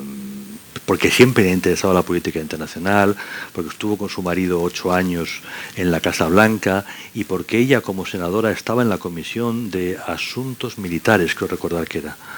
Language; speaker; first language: Spanish; native; Spanish